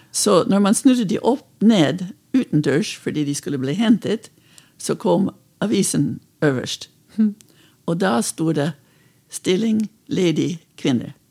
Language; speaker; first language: Norwegian; non-native, fluent; English